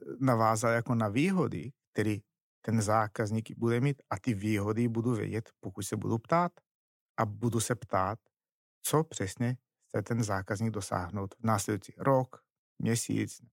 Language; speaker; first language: Czech; non-native, fluent; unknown